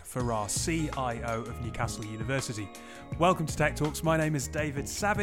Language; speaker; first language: English; native; English